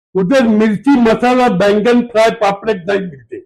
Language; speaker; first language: Hindi; non-native, local second language; Marathi